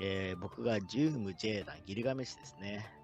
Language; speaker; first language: Japanese; native; Japanese